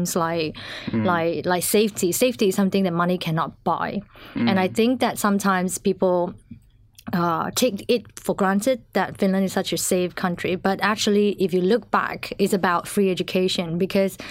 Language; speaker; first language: English; non-native, local second language; Chinese